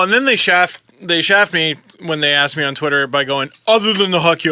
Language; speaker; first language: English; native; English